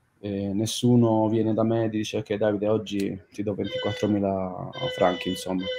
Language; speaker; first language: Italian; native; Italian